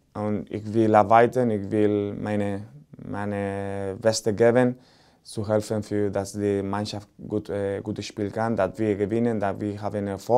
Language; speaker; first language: German; non-native, learner; Spanish